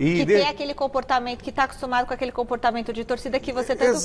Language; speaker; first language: Portuguese; native; Portuguese